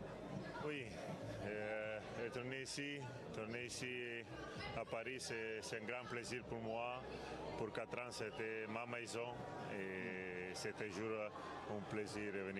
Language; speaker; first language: French; non-native, learner; Italian